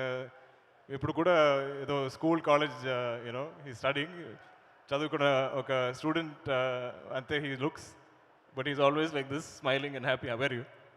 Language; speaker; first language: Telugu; non-native, learner; Malayalam